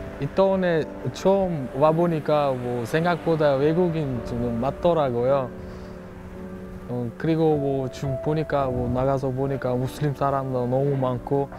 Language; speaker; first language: Korean; non-native, fluent; Uzbek